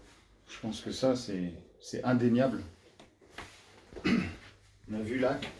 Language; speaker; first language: French; native; French